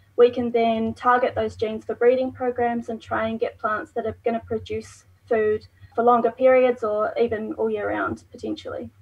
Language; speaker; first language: English; native; English